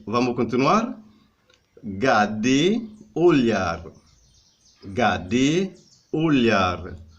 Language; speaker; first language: Portuguese; non-native, learner; Haitian Creole